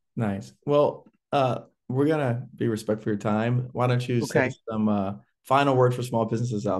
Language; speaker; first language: English; native; English